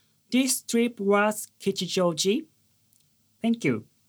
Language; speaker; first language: English; non-native, learner; Japanese